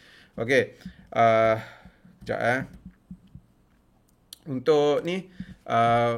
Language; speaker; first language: Malay; native; Malay